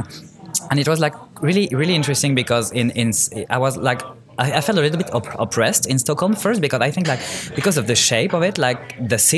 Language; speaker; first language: English; non-native, fluent; French